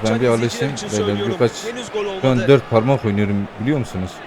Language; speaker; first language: Turkish; native; Turkish